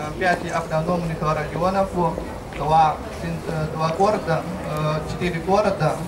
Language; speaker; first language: Russian; non-native, fluent; Chinese